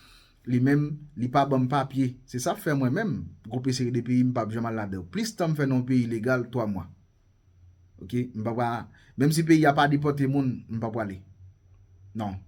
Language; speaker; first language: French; non-native, local second language; Haitian Creole